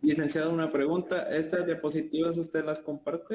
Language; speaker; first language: Spanish; native; Spanish